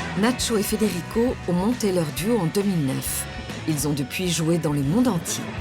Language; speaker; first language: French; native; French